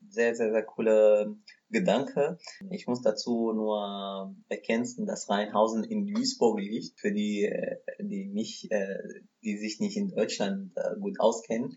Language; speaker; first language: German; non-native, fluent; Arabic